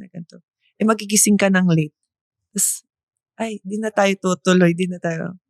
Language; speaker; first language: Filipino; native; Filipino